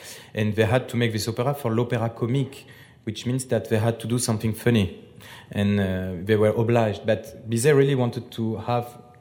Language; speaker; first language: English; non-native, fluent; French